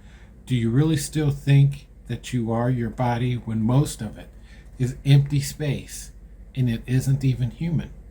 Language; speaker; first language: English; native; English